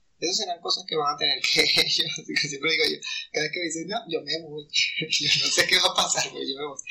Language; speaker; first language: Spanish; native; Spanish